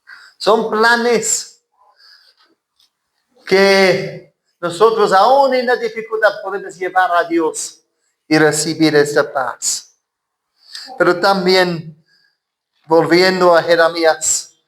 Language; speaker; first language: Spanish; non-native, fluent; English